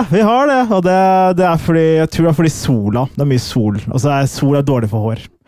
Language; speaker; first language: Norwegian; early bilingual, other home language; Somali